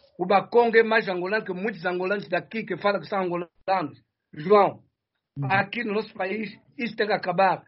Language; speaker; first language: Portuguese; non-native, fluent; Kongo